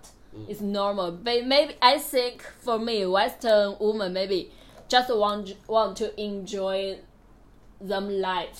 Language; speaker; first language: English; non-native, learner; Chinese